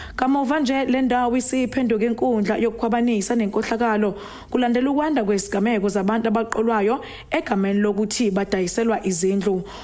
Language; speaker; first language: Zulu; native; Zulu